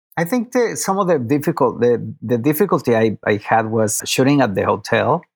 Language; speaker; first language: English; non-native, fluent; Spanish